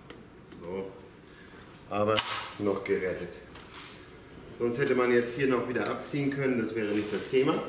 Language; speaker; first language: German; native; German